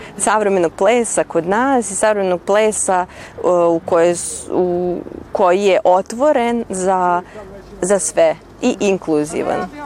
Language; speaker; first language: Serbian; native; Serbian